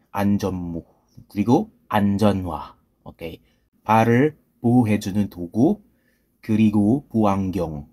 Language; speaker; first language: Korean; non-native, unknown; Filipino